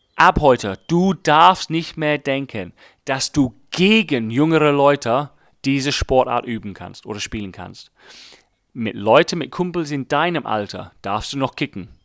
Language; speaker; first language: German; non-native, fluent; English